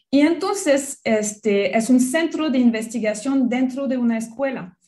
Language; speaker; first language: Spanish; non-native, fluent; French